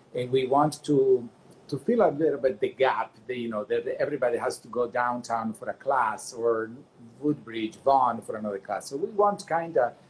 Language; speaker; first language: English; non-native, fluent; Italian